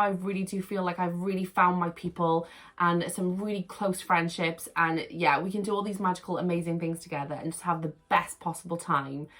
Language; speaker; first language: English; native; English